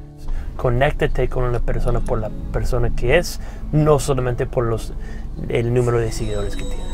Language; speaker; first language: Spanish; non-native, fluent; English